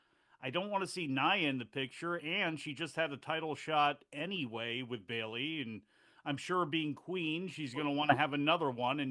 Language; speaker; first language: English; native; English